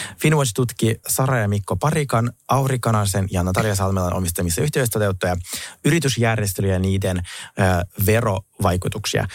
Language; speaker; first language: Finnish; early bilingual, other home language; Russian